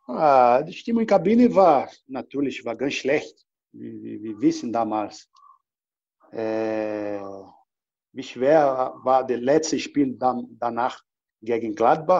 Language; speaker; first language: German; non-native, learner; Portuguese